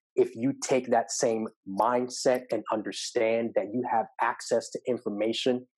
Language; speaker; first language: English; native; English